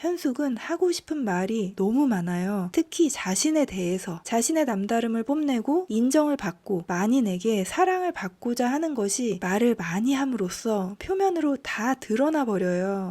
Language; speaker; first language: Korean; native; Korean